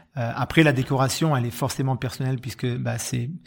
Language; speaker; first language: French; native; French